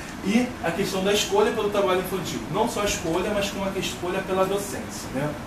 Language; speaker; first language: Portuguese; native; Portuguese